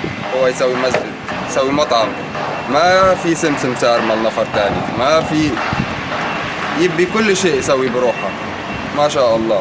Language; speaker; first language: Arabic; non-native, learner; Bangla